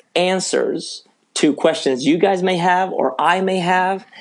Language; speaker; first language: English; early bilingual, other home language; Spanish